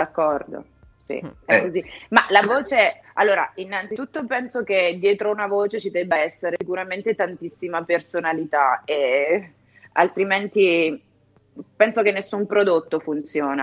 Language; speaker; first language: Italian; native; Italian